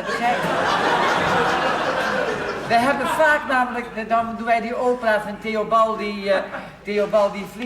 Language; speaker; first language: Dutch; native; Dutch